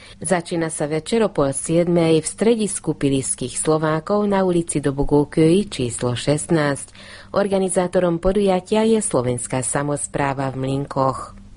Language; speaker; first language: Slovak; non-native, local second language; Hungarian